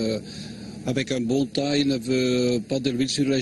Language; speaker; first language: French; non-native, local second language; Dutch